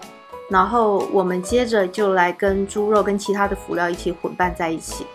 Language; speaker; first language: Chinese; native; Chinese